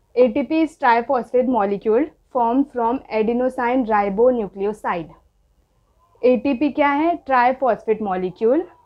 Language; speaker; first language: Hindi; non-native, local second language; Marathi